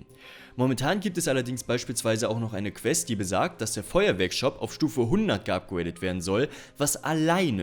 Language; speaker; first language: German; native; German